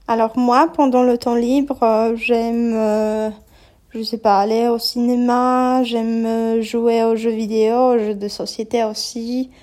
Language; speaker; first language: French; non-native, fluent; Polish